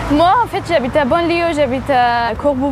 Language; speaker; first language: French; non-native, learner; Persian